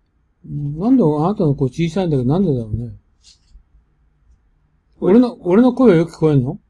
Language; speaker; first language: Japanese; native; Japanese